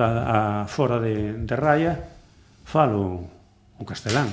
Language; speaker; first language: Galician; native; Galician